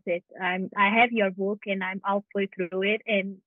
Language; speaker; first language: English; non-native, fluent; Portuguese